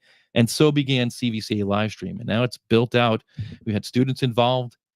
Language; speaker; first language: English; native; English